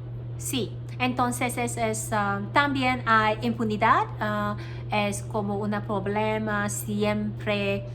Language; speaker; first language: Spanish; non-native, learner; Cantonese